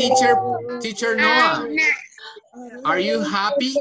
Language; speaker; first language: English; non-native, fluent; Spanish